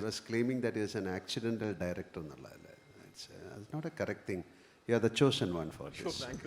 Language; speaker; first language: English; non-native, local second language; Malayalam